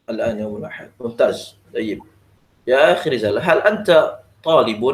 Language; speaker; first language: Arabic; non-native, fluent; Indonesian